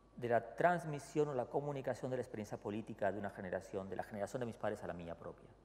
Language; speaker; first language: Spanish; native; Spanish